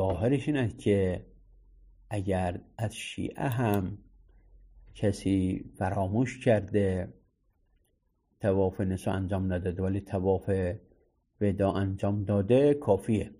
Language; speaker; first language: Persian; native; Persian